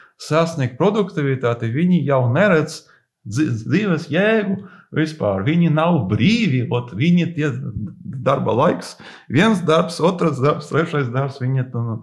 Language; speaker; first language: Latvian; non-native, local second language; Russian